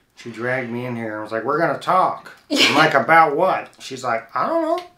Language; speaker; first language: English; native; English